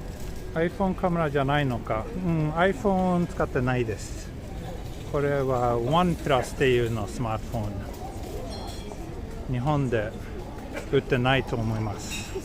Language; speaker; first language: Japanese; non-native, fluent; Swedish